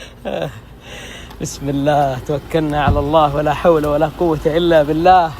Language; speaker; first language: Arabic; native; Arabic